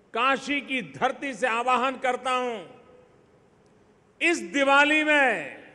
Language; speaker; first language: Hindi; non-native, local second language; Gujarati